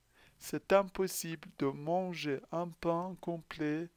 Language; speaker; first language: French; non-native, fluent; Persian